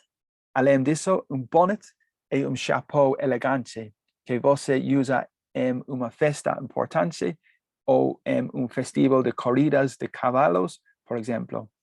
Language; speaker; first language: Portuguese; non-native, learner; English